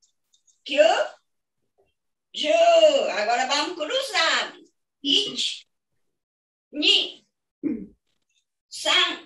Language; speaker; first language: Portuguese; non-native, fluent; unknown